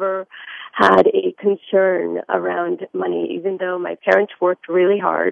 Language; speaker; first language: English; early bilingual, other home language; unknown